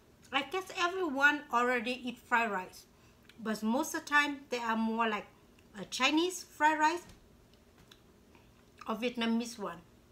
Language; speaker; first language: English; non-native, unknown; Vietnamese